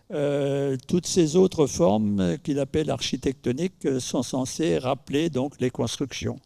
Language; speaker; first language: French; native; French